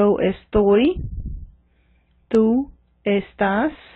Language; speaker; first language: Spanish; non-native, fluent; English